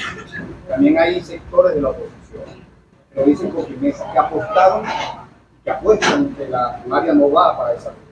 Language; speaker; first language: Spanish; native; Spanish